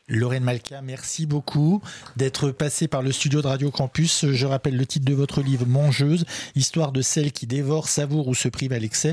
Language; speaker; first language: French; native; French